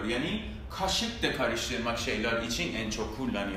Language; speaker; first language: Turkish; non-native, fluent; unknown